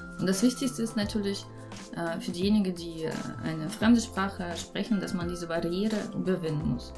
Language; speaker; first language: German; non-native, fluent; Russian